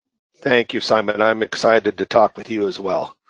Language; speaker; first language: English; native; English